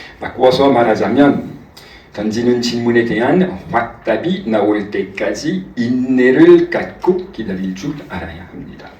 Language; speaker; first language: Korean; non-native, fluent; French